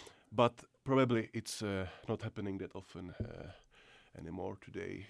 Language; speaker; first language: English; non-native, fluent; Czech